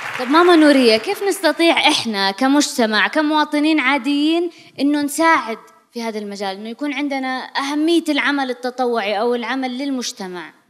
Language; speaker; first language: Arabic; native; Arabic